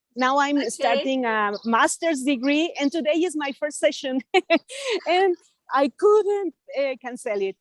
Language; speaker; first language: English; non-native, fluent; Spanish